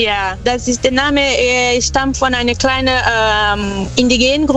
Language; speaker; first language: German; non-native, fluent; Portuguese